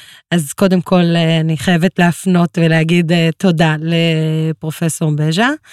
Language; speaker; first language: Hebrew; non-native, local second language; Arabic